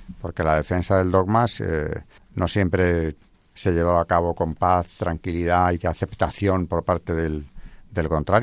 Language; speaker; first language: Spanish; native; Spanish